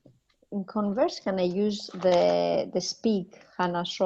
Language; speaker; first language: English; non-native, fluent; Italian